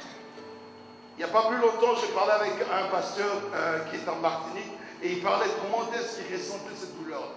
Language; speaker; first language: French; non-native, local second language; Lingala